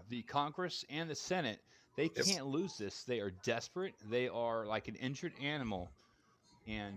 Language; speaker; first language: English; native; English